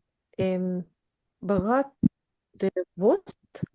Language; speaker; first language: German; non-native, learner; Arabic